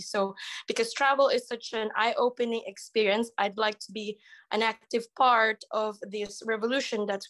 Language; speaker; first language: English; non-native, local second language; Iloko